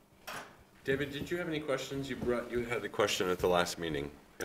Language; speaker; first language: English; native; English